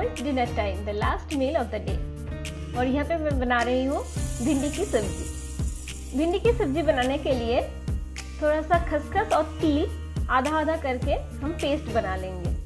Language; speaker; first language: Hindi; non-native, local second language; Bangla